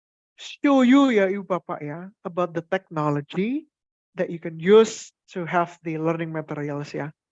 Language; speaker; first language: English; non-native, fluent; Indonesian